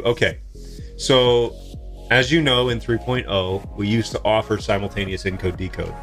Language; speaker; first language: English; native; English